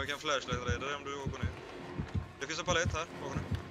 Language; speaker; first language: Swedish; native; Swedish